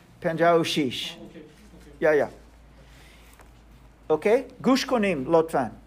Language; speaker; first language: Persian; non-native, learner; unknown